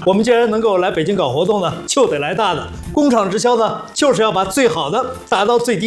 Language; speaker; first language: Chinese; native; Chinese